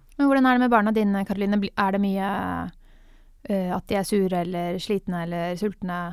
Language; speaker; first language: Norwegian; native; Norwegian